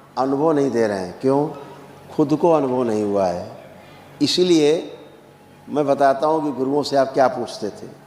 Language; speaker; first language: Hindi; native; Hindi